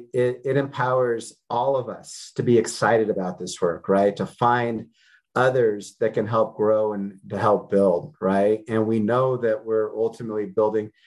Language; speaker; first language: English; native; English